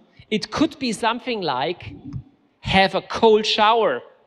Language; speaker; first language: English; non-native, fluent; German